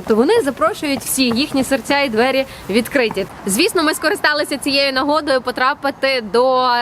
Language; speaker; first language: Ukrainian; native; Ukrainian